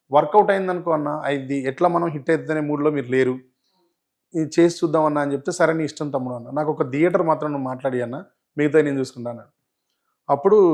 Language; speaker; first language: Telugu; native; Telugu